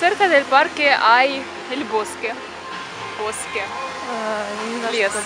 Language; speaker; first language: Spanish; non-native, fluent; Russian